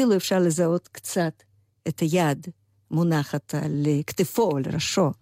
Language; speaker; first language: Hebrew; non-native, fluent; Russian